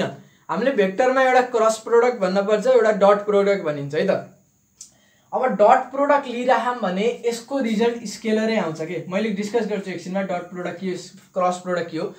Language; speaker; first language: Nepali; native; Nepali